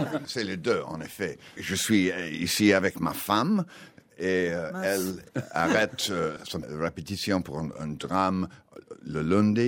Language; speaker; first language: French; non-native, learner; English